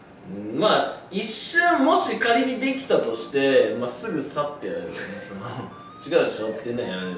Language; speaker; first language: Japanese; native; Japanese